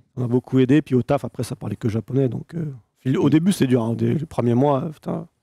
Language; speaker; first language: French; native; French